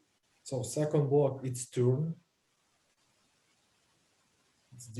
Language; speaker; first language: English; non-native, learner; Russian